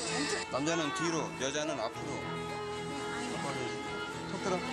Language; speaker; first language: Korean; native; Korean